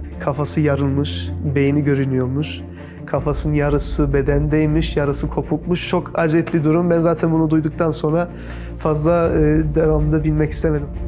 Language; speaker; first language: Turkish; early bilingual, heritage; Turkish